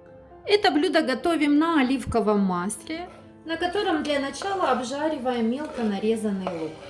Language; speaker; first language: Russian; native; Russian